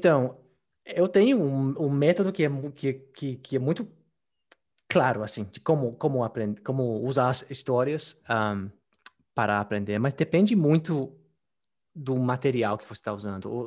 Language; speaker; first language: Portuguese; non-native, fluent; English